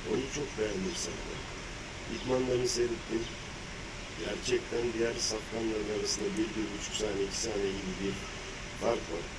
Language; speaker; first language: Turkish; native; Turkish